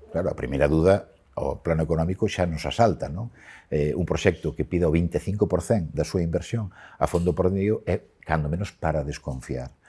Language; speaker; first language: Galician; non-native, local second language; Spanish